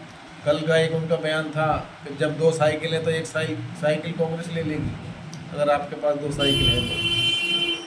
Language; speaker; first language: Hindi; native; Hindi